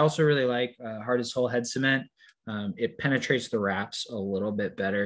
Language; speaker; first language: English; native; English